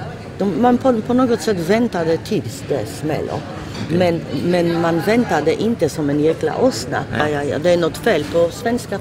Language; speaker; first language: Swedish; non-native, fluent; Polish